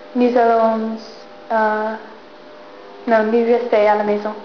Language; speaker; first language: French; non-native, learner; English